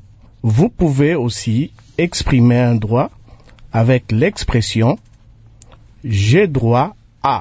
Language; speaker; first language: French; non-native, local second language; Lingala